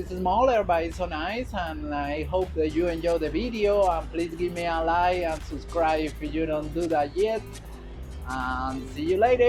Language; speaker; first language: English; non-native, learner; Spanish